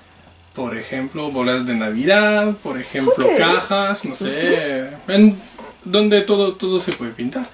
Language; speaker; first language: Spanish; non-native, fluent; French